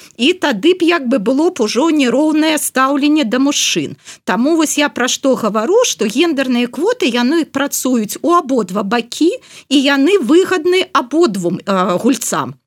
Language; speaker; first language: Belarusian; non-native, local second language; Russian